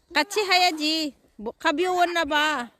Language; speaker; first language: Korean; non-native, fluent; Filipino